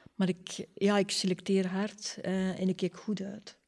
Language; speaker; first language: Dutch; native; Dutch